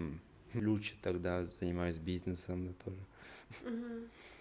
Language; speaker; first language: Russian; non-native, learner; Hungarian